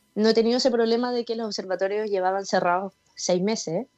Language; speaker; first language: Spanish; native; Spanish